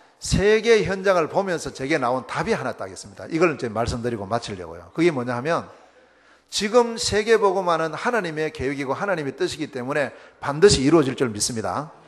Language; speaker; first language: Korean; native; Korean